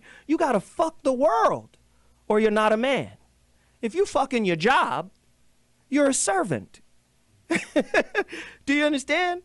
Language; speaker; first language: English; native; English